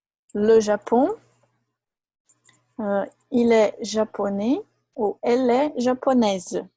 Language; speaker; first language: French; non-native, fluent; Portuguese